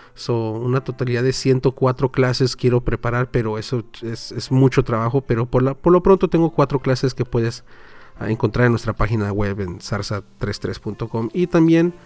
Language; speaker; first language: Spanish; early bilingual, heritage; Spanish